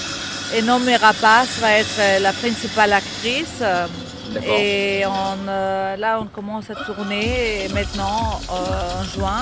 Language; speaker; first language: French; non-native, fluent; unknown